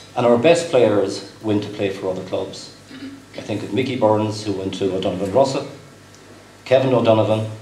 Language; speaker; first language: English; native; English